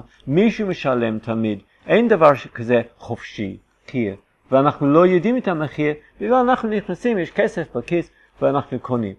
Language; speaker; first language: Hebrew; non-native, fluent; English